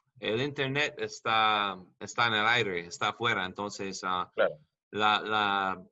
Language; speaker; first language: Spanish; non-native, learner; English